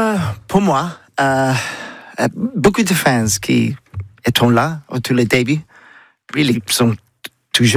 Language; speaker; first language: French; non-native, learner; English